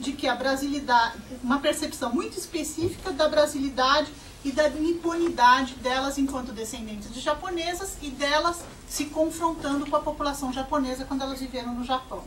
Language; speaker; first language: Portuguese; native; Portuguese